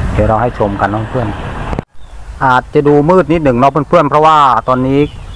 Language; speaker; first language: Thai; non-native, local second language; Khmer